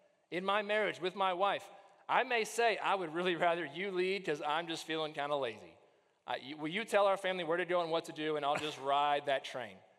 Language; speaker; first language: English; native; English